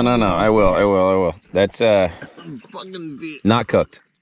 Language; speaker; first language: English; native; English